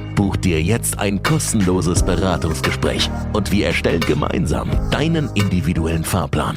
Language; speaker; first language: German; native; German